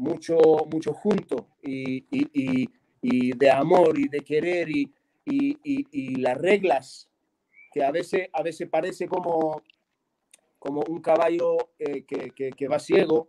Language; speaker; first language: Spanish; non-native, fluent; Hebrew